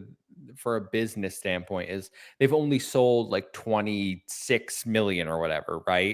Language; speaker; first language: English; native; English